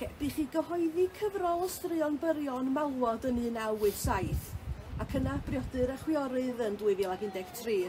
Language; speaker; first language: Welsh; native; Welsh